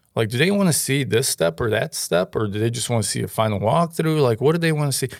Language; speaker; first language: English; non-native, fluent; Ukrainian